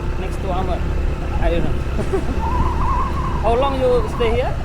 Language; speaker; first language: English; non-native, learner; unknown